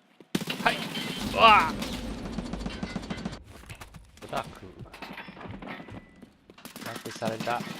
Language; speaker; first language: Japanese; non-native, learner; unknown